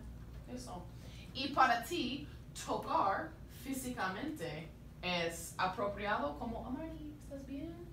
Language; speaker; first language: Spanish; non-native, fluent; English